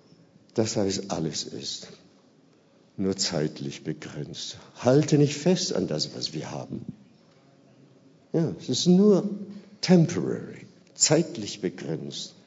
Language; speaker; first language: German; non-native, fluent; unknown